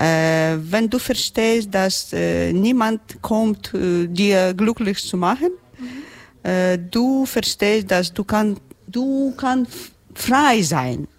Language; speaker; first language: German; non-native, learner; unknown